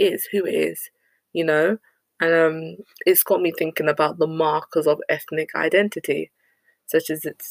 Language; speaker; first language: English; native; English